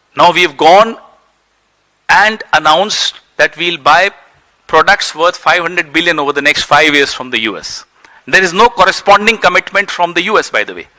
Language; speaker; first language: English; non-native, local second language; Hindi